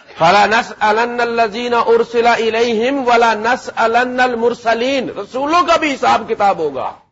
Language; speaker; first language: Urdu; non-native, local second language; Punjabi